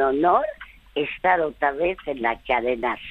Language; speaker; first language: Spanish; non-native, fluent; French